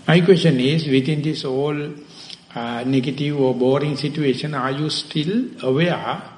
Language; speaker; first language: English; non-native, local second language; Sinhala